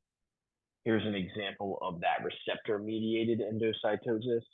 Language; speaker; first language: English; native; English